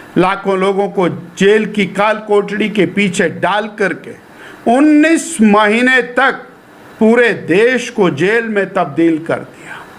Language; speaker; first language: Hindi; native; Hindi